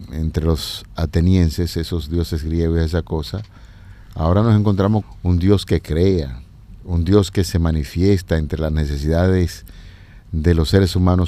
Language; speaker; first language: Spanish; native; Spanish